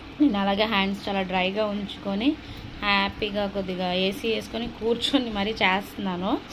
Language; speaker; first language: Telugu; non-native, local second language; Urdu